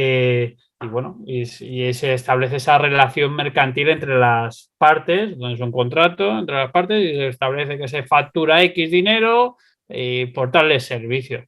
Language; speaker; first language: Spanish; native; Spanish